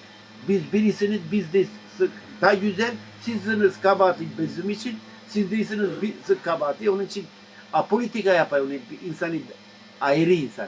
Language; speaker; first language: Turkish; non-native, local second language; Albanian